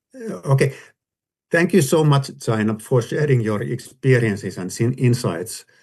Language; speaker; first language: English; non-native, fluent; Finnish